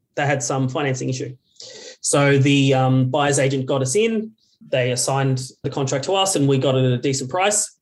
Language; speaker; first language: English; native; English